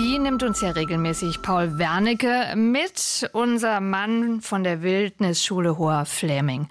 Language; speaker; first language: German; native; German